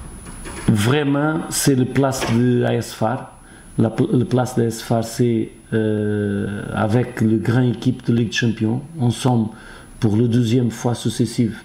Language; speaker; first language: French; non-native, fluent; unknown